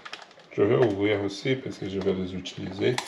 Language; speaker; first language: French; non-native, learner; Portuguese